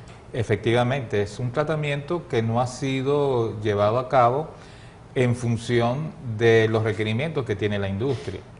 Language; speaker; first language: Spanish; native; Spanish